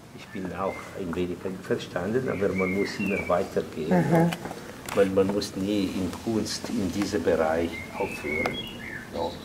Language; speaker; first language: German; non-native, local second language; Italian